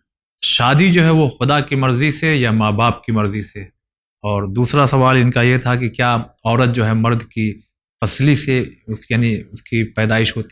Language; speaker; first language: Urdu; native; Urdu